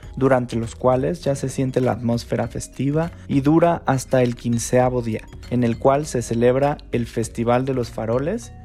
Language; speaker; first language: Spanish; non-native, fluent; Chinese